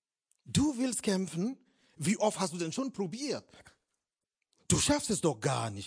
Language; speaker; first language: German; non-native, fluent; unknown